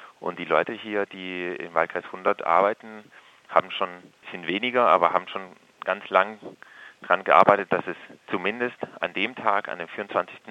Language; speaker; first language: German; non-native, fluent; Spanish